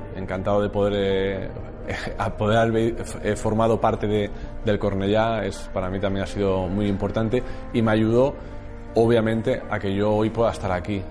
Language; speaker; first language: Spanish; native; Spanish